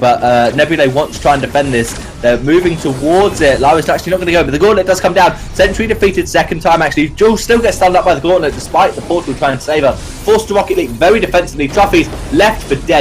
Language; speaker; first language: English; native; English